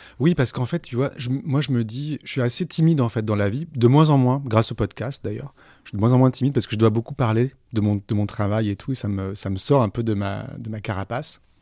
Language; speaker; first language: French; native; French